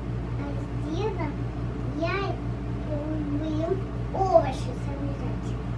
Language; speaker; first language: Russian; early bilingual, heritage; Russian